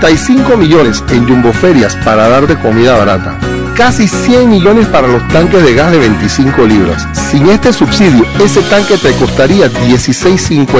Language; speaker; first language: Spanish; native; Spanish